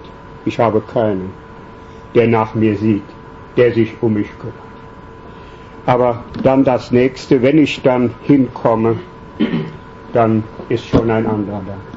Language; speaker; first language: German; native; German